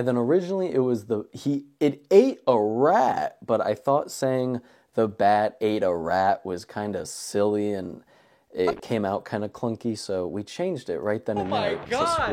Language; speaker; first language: English; native; English